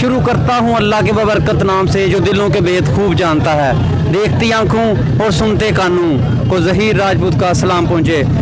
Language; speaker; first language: Urdu; non-native, local second language; Punjabi